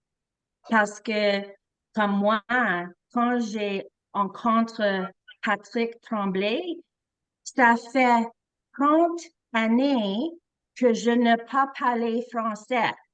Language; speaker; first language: French; non-native, local second language; English